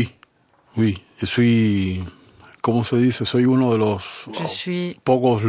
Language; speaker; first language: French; non-native, learner; Spanish